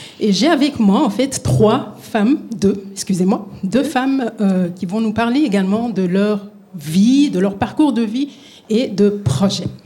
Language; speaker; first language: French; non-native, local second language; Lingala